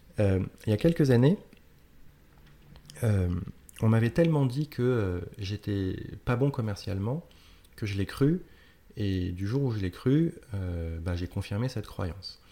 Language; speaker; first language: French; native; French